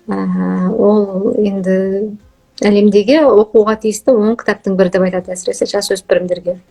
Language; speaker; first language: Kazakh; early bilingual, heritage; Kazakh